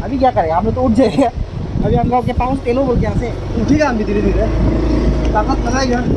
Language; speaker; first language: Hindi; non-native, local second language; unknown